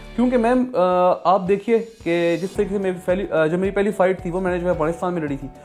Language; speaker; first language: Urdu; non-native, local second language; Pashto